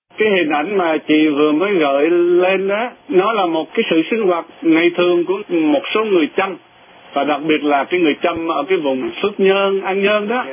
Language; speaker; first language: Vietnamese; non-native, local second language; Eastern Cham